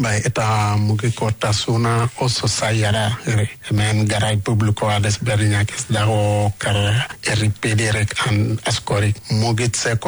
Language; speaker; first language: Basque; non-native, learner; Wolof